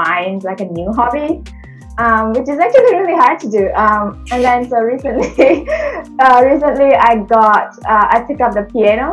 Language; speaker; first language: English; early bilingual, other home language; Indonesian